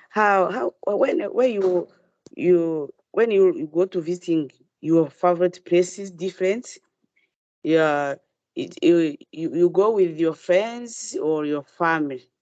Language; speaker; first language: English; non-native, learner; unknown